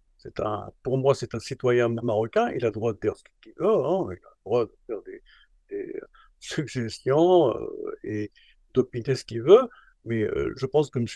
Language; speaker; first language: French; non-native, local second language; Arabic